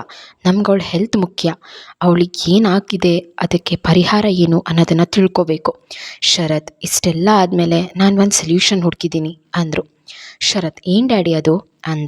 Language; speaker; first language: Kannada; native; Kannada